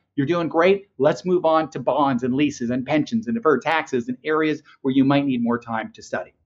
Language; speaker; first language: English; native; English